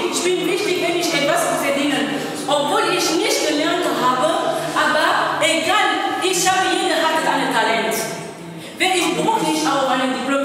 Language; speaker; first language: German; non-native, learner; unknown